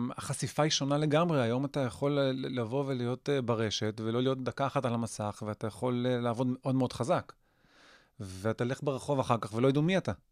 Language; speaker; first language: Hebrew; native; Hebrew